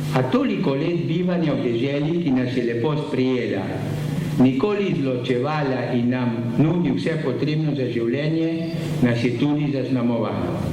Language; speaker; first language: Slovenian; early bilingual, heritage; Slovenian